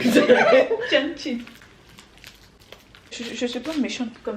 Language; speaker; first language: French; native; French